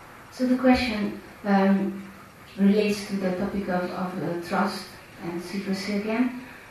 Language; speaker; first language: English; non-native, fluent; Hungarian